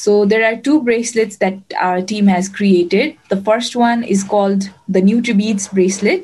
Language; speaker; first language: English; non-native, local second language; Nepali